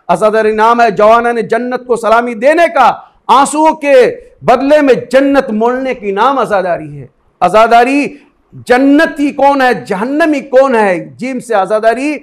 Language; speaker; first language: Hindi; native; Hindi